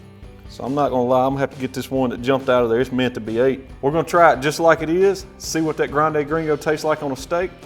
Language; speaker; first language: English; native; English